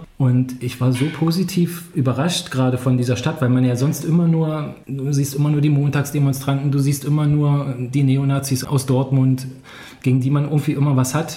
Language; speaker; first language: German; native; German